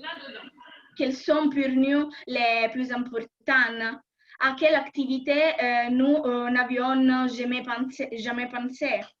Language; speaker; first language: French; non-native, learner; Italian